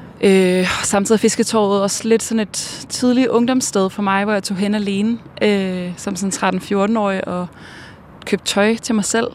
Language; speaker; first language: Danish; native; Danish